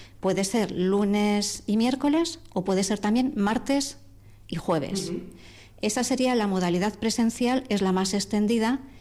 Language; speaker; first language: Spanish; native; Spanish